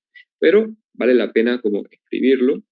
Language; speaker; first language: Spanish; native; Spanish